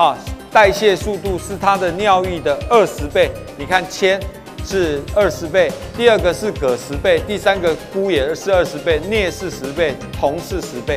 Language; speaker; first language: Chinese; native; Chinese